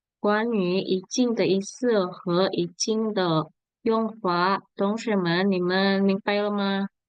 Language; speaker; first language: Chinese; non-native, fluent; Indonesian